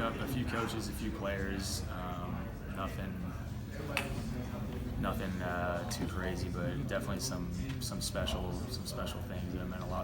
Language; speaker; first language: English; native; English